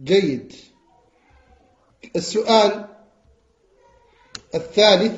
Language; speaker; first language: Arabic; non-native, fluent; French